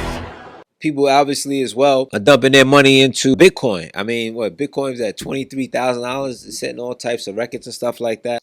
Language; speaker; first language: English; native; English